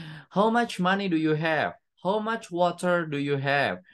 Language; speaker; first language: English; non-native, fluent; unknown